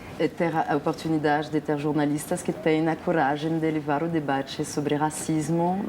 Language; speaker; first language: Portuguese; non-native, fluent; French